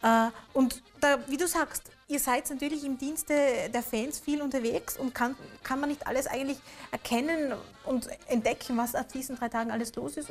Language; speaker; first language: German; native; German